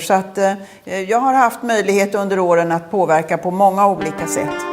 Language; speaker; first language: Swedish; native; Swedish